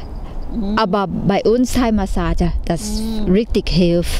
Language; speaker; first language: German; non-native, learner; Thai